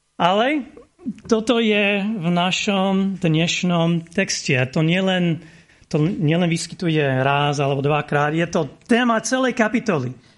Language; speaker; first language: Slovak; non-native, fluent; English